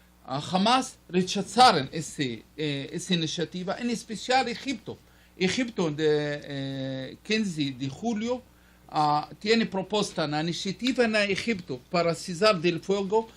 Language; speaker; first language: Spanish; non-native, learner; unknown